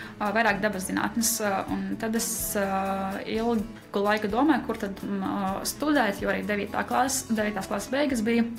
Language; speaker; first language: Latvian; non-native, local second language; Russian